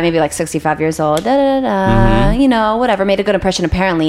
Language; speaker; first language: English; early bilingual, other home language; Hebrew